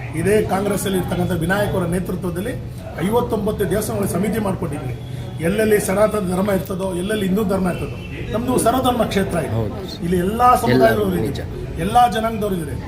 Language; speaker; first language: Kannada; non-native, local second language; Tamil